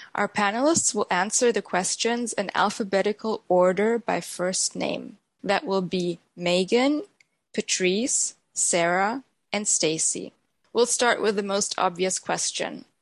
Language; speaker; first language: English; non-native, fluent; German